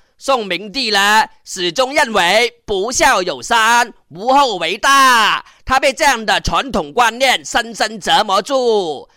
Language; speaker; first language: Chinese; non-native, local second language; Cantonese